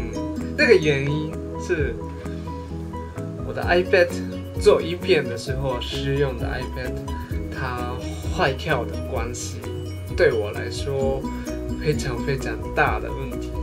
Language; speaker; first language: Chinese; non-native, fluent; Japanese